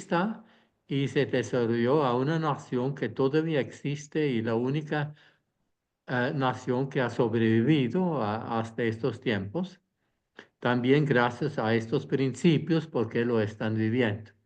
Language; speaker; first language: Spanish; non-native, fluent; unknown